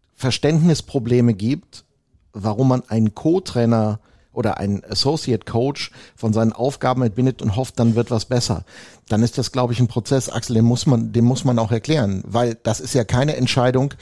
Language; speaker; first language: German; native; German